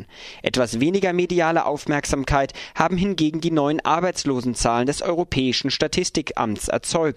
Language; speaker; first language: German; native; German